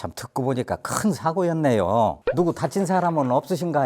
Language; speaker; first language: Korean; native; Korean